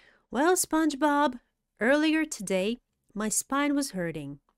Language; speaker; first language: English; non-native, fluent; Russian